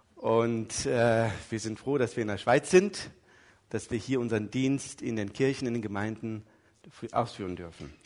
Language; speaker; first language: German; early bilingual, other home language; Turkish